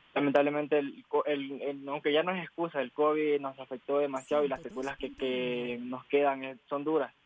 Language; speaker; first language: Spanish; native; Spanish